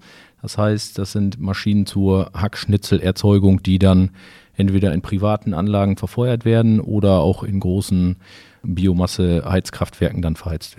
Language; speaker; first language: German; native; German